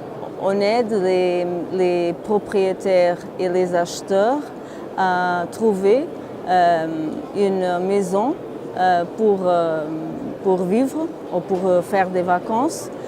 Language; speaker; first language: French; non-native, fluent; Portuguese